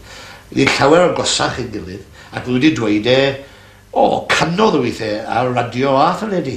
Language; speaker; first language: Welsh; native; Welsh